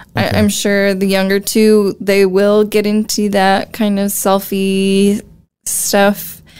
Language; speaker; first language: English; native; English